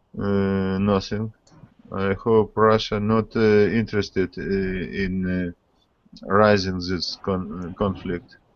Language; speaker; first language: English; non-native, learner; Russian